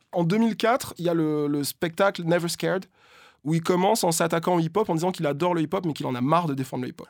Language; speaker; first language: French; native; French